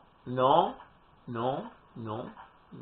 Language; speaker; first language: French; native; French